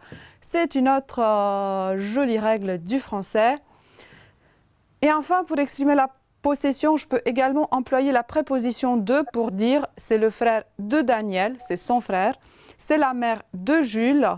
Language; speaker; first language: French; non-native, fluent; Romanian